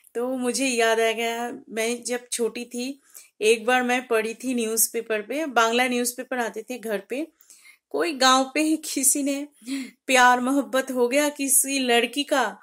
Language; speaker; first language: Hindi; non-native, local second language; Bangla